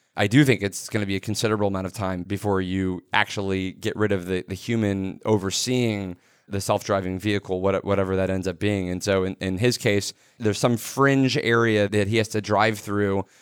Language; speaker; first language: English; native; English